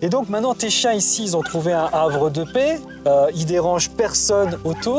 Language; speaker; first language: French; native; French